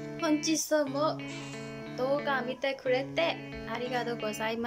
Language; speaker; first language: Japanese; non-native, learner; Burmese